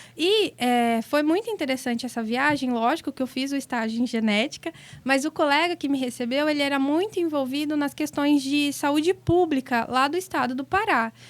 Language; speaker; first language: Portuguese; native; Portuguese